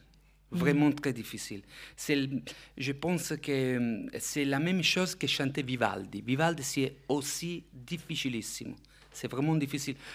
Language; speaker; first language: French; non-native, fluent; Italian